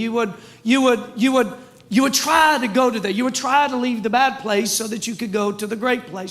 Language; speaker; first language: English; native; English